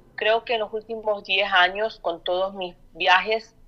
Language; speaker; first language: Spanish; early bilingual, heritage; Spanish